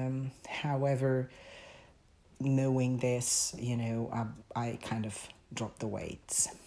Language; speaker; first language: English; non-native, fluent; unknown